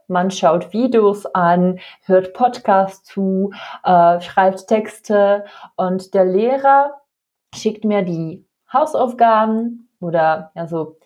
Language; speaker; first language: German; non-native, fluent; Czech